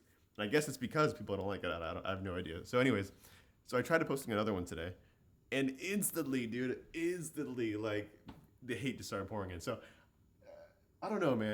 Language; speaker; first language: English; native; English